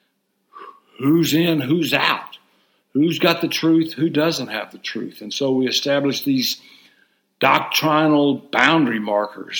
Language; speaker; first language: English; native; English